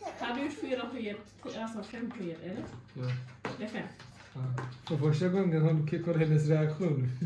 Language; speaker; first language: Swedish; early bilingual, other home language; Turkish